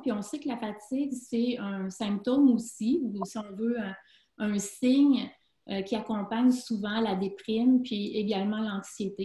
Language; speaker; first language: French; native; French